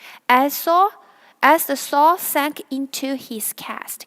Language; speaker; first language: English; non-native, fluent; Korean